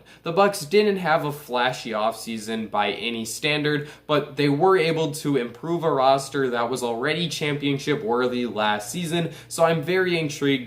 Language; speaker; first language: English; native; English